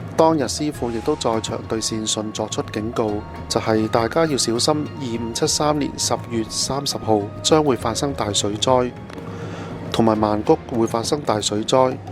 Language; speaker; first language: Cantonese; non-native, fluent; Thai